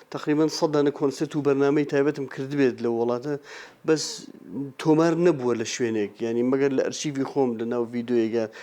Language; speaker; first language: Central Kurdish; non-native, local second language; Gurani